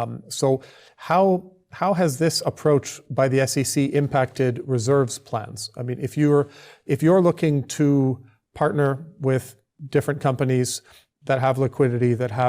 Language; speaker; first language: English; native; English